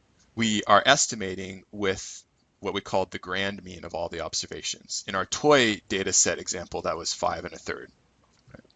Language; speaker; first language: English; native; English